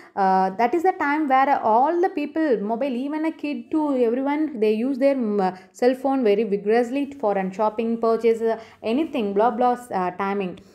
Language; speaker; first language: English; non-native, local second language; Tamil